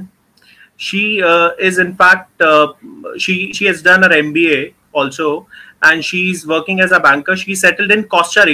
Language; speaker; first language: English; non-native, local second language; Hindi